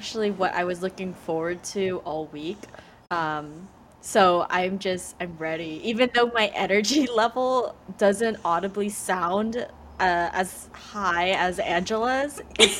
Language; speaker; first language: English; early bilingual, other home language; Vietnamese